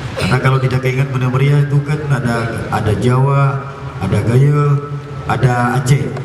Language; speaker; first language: Malay; non-native, local second language; Achinese